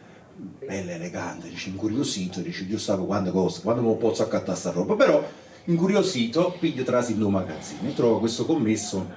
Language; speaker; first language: Italian; native; Italian